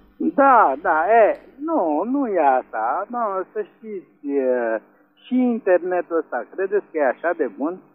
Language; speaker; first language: Romanian; native; Romanian